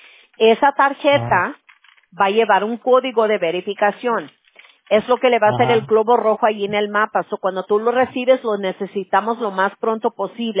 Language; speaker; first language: Spanish; early bilingual, heritage; English